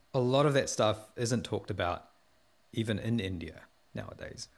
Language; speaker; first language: English; native; English